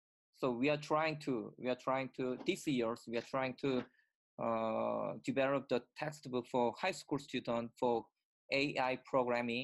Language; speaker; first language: English; non-native, learner; Korean